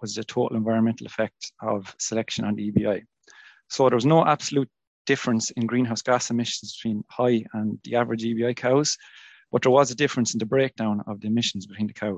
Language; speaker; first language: English; native; English